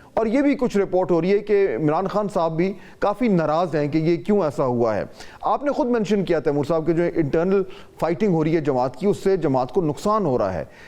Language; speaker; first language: Urdu; native; Urdu